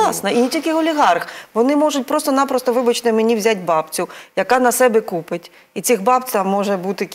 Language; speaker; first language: Ukrainian; native; Ukrainian